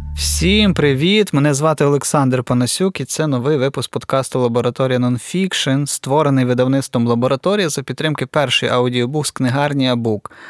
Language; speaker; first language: Ukrainian; native; Ukrainian